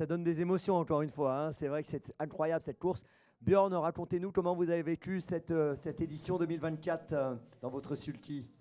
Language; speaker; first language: French; native; French